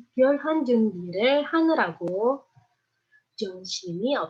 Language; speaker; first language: Korean; non-native, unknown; Indonesian